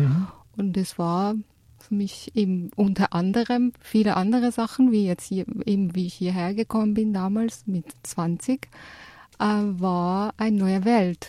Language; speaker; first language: German; non-native, fluent; Persian